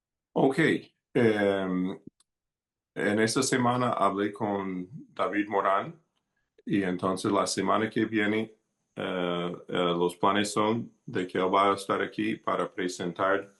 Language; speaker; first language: Spanish; non-native, fluent; English